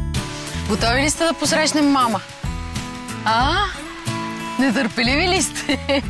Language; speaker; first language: Bulgarian; native; Bulgarian